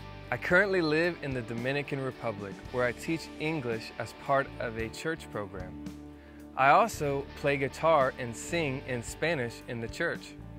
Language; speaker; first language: English; native; English